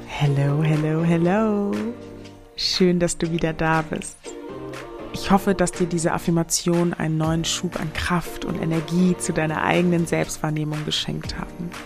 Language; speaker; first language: German; native; German